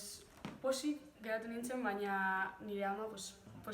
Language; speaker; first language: Basque; non-native, local second language; Spanish